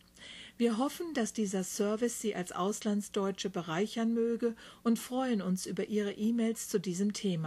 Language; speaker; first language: German; native; German